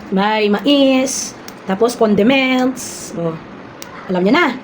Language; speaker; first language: Filipino; non-native, local second language; Cebuano